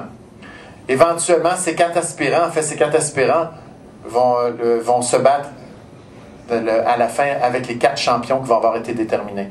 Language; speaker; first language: French; native; French